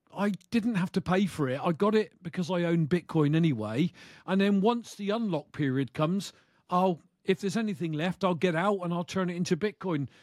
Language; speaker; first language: English; native; English